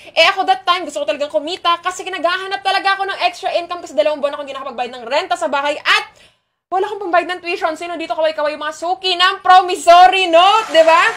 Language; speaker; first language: Filipino; non-native, local second language; Iloko